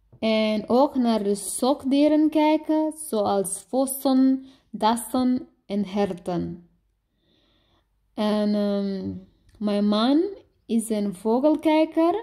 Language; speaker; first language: Dutch; non-native, learner; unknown